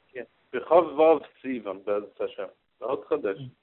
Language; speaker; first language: Hebrew; non-native, learner; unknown